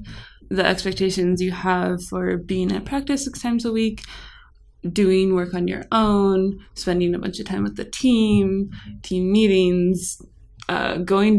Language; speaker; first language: English; native; English